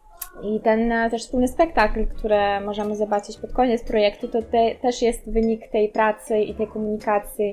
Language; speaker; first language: Polish; non-native, fluent; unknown